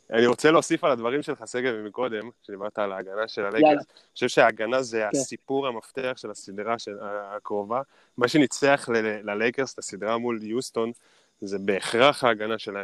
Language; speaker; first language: Hebrew; native; Hebrew